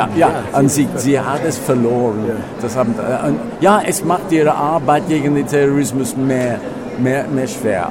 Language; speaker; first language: German; non-native, fluent; English